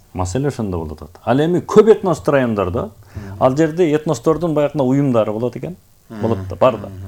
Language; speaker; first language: Kyrgyz; native; Kyrgyz